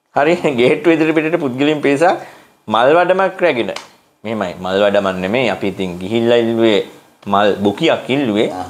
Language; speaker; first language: Sinhala; native; Sinhala